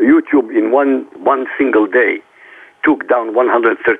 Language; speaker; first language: English; non-native, fluent; Arabic